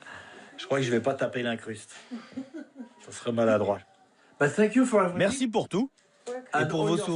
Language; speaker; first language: French; native; French